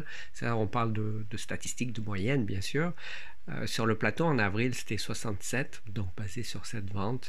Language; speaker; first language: French; native; French